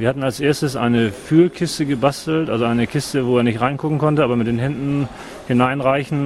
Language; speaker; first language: German; native; German